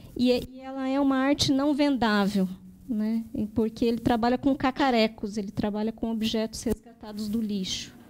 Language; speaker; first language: Portuguese; native; Portuguese